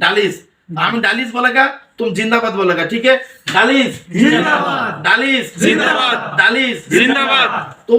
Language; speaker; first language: Hindi; non-native, learner; Bangla